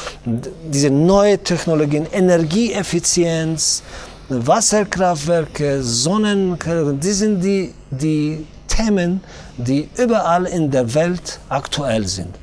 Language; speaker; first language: German; non-native, fluent; Tajik